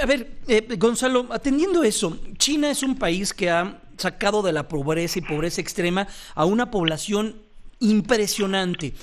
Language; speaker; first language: Spanish; native; Spanish